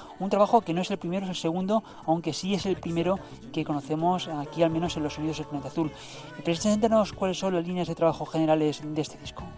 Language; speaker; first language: Spanish; native; Spanish